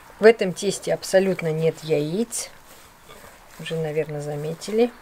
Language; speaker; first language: Russian; non-native, local second language; Armenian